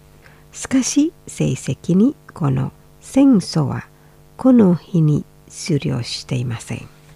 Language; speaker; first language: Japanese; non-native, fluent; Indonesian